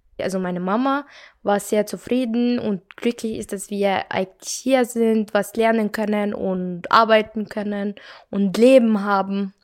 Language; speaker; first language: German; non-native, learner; Arabic